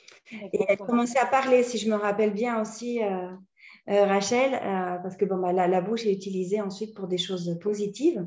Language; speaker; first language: French; native; French